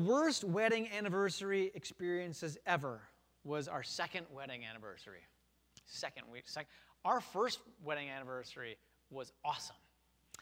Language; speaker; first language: English; native; English